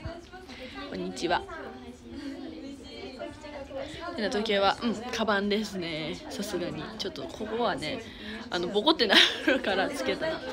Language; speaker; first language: Japanese; native; Japanese